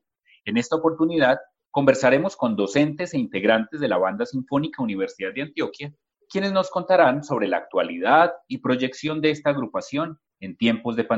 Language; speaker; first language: Spanish; native; Spanish